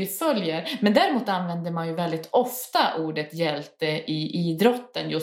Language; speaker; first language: Swedish; native; Swedish